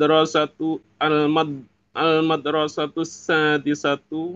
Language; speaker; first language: Arabic; non-native, learner; Indonesian